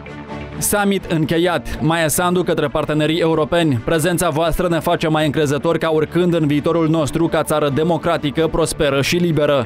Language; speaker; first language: Romanian; native; Romanian